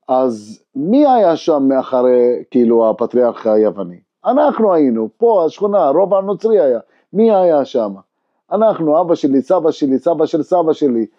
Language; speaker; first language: Hebrew; non-native, local second language; Arabic